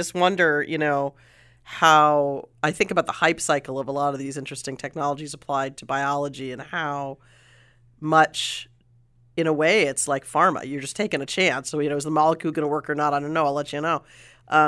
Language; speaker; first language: English; native; English